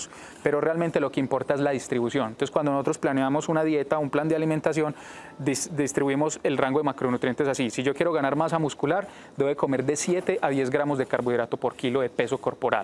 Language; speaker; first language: Spanish; native; Spanish